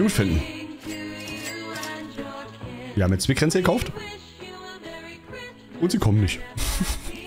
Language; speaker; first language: German; native; German